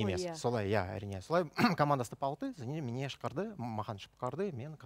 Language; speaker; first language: Kazakh; non-native, local second language; Russian